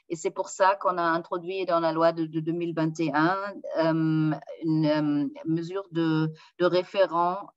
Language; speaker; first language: French; non-native, fluent; German